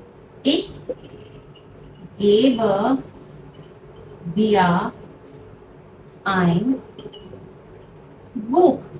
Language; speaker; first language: German; non-native, fluent; Hindi